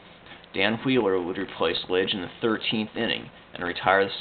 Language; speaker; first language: English; native; English